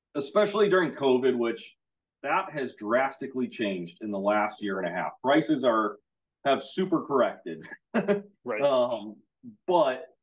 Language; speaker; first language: English; native; English